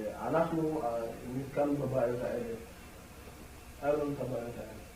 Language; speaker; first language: Hebrew; non-native, fluent; Amharic